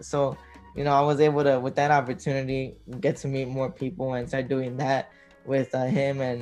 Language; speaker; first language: English; native; English